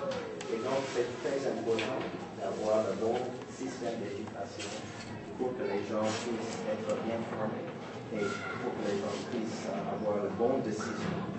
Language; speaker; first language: French; non-native, fluent; English